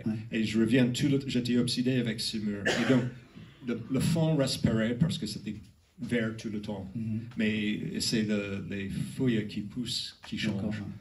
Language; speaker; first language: French; non-native, learner; English